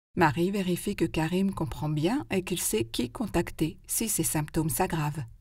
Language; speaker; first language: French; native; French